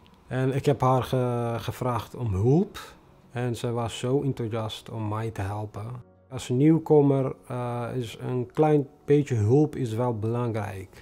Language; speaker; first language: Dutch; non-native, fluent; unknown